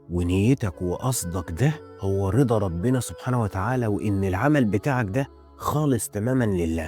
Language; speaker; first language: Arabic; native; Arabic